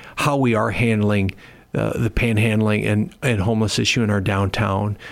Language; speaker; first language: English; native; English